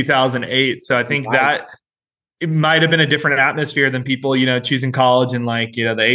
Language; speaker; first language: English; native; English